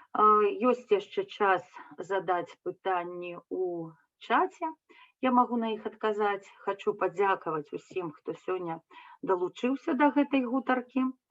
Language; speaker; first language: Belarusian; native; Belarusian